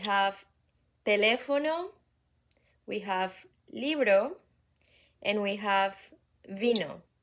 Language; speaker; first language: Spanish; non-native, fluent; English